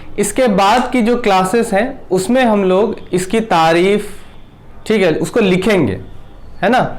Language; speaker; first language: Urdu; native; Urdu